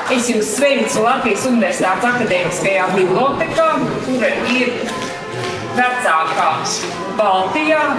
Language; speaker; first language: Latvian; native; Latvian